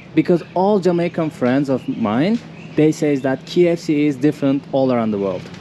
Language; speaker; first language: English; non-native, learner; Turkish